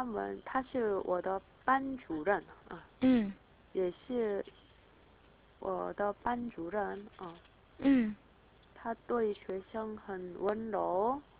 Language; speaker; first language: Chinese; non-native, learner; Korean